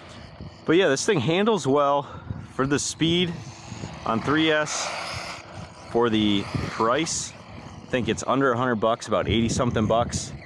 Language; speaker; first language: English; native; English